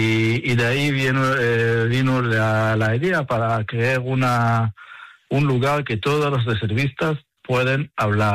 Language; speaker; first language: Spanish; early bilingual, heritage; Spanish